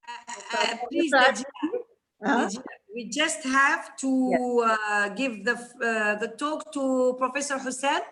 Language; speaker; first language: English; non-native, fluent; Arabic